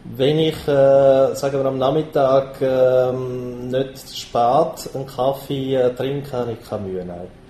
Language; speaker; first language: German; non-native, local second language; Italian